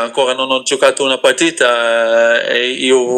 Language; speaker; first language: Italian; non-native, fluent; Dutch